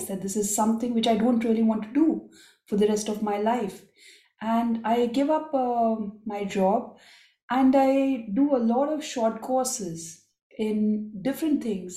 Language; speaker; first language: English; non-native, local second language; Marathi